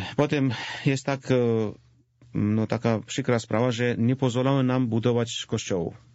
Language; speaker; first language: Polish; non-native, fluent; Georgian